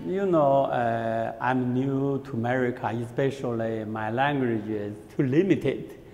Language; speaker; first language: English; non-native, learner; Chinese